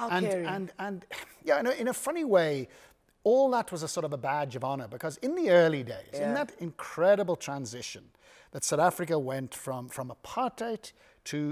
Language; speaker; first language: English; native; English